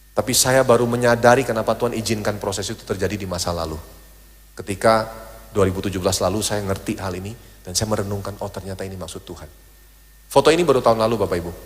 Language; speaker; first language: Indonesian; native; Indonesian